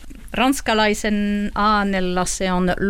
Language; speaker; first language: Finnish; non-native, fluent; French